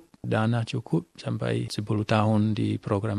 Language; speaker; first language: Indonesian; non-native, fluent; English